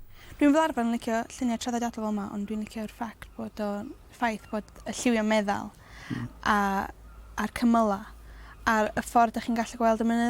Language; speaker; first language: Welsh; native; Welsh